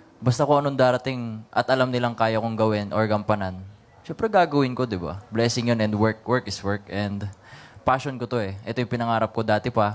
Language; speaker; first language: Filipino; native; Filipino